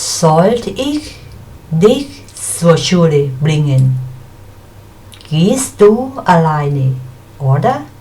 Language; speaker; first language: German; non-native, fluent; Thai